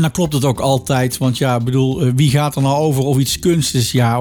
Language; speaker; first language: Dutch; native; Dutch